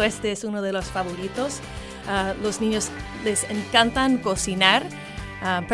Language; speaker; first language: Spanish; non-native, fluent; English